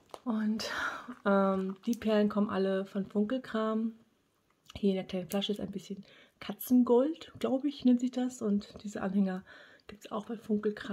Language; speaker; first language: German; native; German